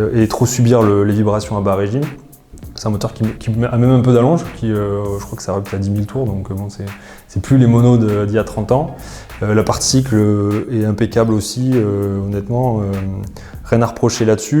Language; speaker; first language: French; native; French